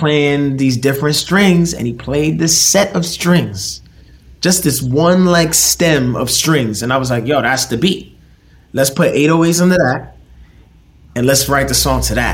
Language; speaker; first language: English; native; English